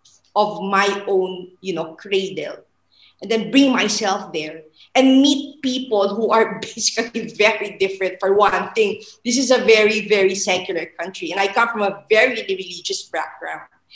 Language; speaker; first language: English; non-native, local second language; Filipino